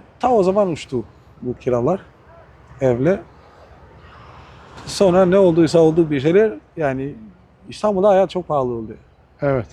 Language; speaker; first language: Turkish; non-native, fluent; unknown